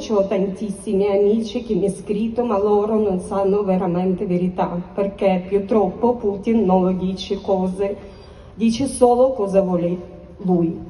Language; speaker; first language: Italian; non-native, learner; Ukrainian